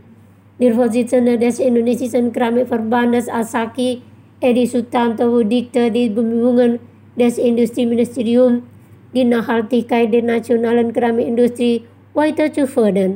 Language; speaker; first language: German; non-native, fluent; Indonesian